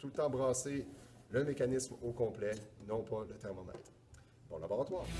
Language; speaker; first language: French; native; French